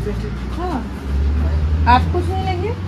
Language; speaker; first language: Hindi; non-native, local second language; Bangla